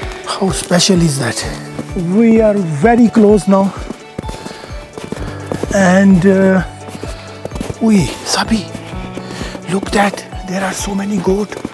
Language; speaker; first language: English; non-native, learner; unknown